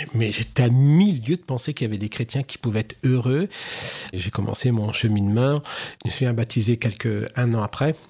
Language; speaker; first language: French; native; French